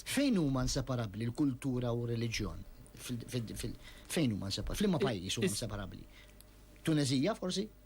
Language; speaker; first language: Maltese; native; Maltese